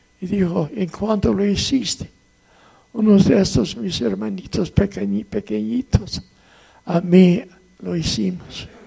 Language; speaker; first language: Spanish; non-native, fluent; English